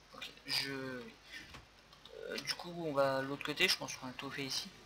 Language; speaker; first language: French; native; French